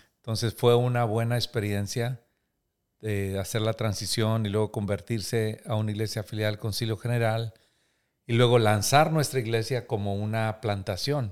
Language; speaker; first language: Spanish; native; Spanish